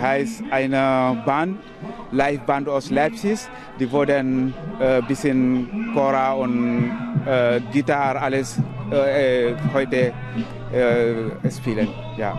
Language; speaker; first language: German; non-native, learner; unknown